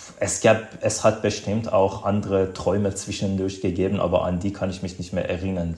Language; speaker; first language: German; non-native, fluent; Azerbaijani